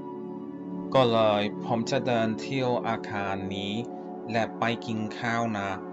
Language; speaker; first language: Thai; non-native, learner; English